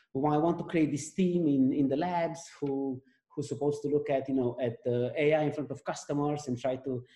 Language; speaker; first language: English; non-native, fluent; Romanian